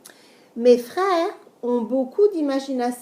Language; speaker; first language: French; non-native, fluent; English